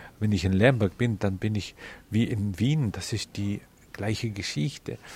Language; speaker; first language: German; non-native, fluent; Ukrainian